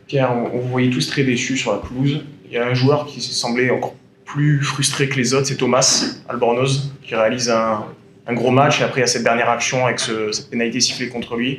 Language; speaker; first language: French; native; French